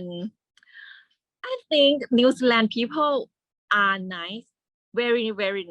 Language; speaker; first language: English; non-native, learner; Thai